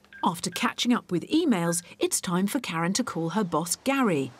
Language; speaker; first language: English; native; English